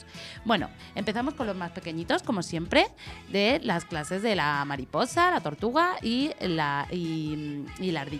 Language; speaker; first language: Spanish; native; Spanish